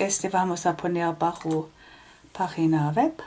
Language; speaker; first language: Spanish; non-native, fluent; German